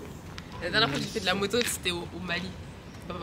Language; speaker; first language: French; native; French